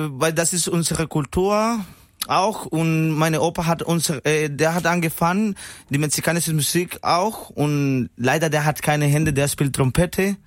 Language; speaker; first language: German; non-native, learner; Spanish